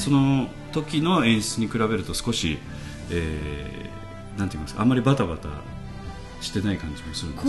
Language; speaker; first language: Japanese; native; Japanese